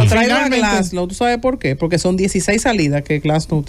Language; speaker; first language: Spanish; native; Spanish